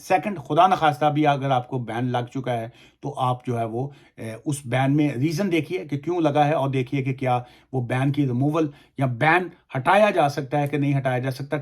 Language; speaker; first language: Urdu; non-native, local second language; Punjabi